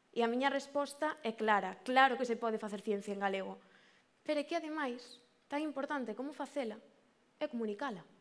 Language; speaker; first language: Galician; native; Galician